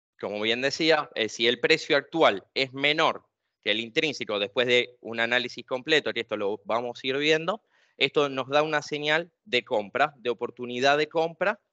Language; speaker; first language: Spanish; native; Spanish